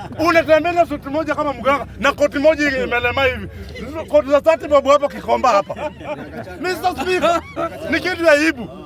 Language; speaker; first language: Swahili; native; Swahili